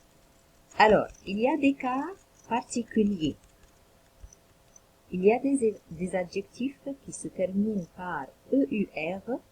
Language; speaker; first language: French; non-native, local second language; Arabic